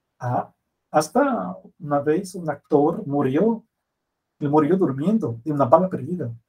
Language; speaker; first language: Spanish; non-native, fluent; Portuguese